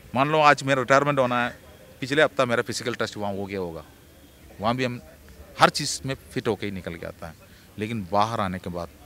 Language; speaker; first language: Hindi; non-native, local second language; Malayalam